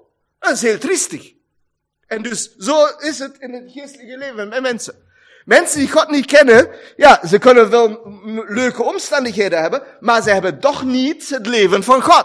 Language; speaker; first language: German; non-native, learner; Dutch